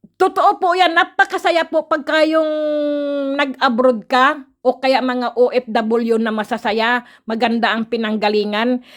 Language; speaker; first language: Filipino; native; Filipino